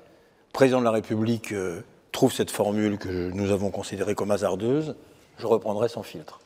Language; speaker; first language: French; native; French